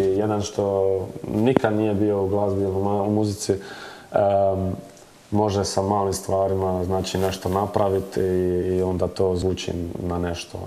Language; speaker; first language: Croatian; early bilingual, heritage; Croatian